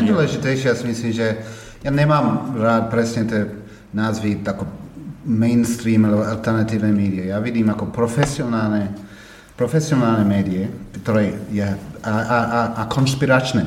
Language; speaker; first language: Slovak; non-native, fluent; English